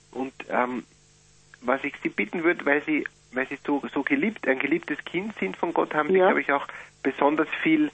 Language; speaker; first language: German; native; German